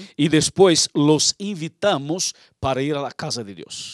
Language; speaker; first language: Portuguese; non-native, learner; Spanish